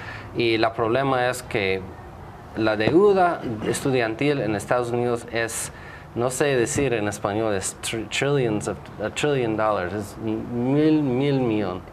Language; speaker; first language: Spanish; non-native, fluent; English